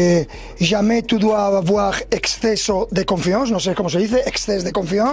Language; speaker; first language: French; non-native, learner; Spanish